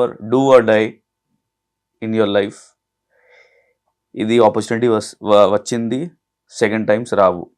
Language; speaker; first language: Telugu; non-native, local second language; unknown